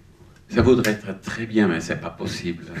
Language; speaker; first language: French; non-native, learner; German